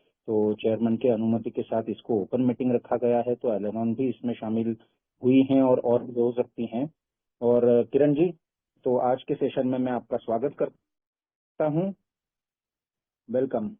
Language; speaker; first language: Hindi; native; Hindi